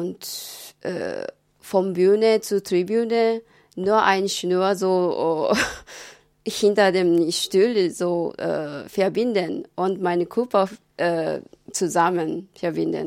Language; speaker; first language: German; non-native, learner; Japanese